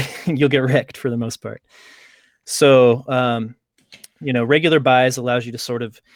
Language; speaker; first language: English; native; English